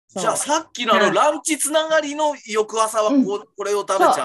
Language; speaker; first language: Japanese; native; Japanese